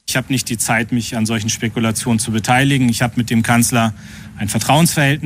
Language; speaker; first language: German; native; German